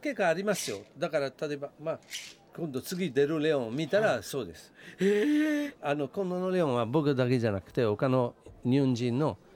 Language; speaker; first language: Japanese; non-native, fluent; Italian